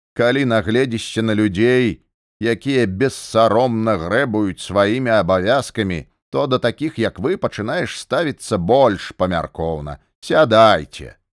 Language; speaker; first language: Belarusian; native; Belarusian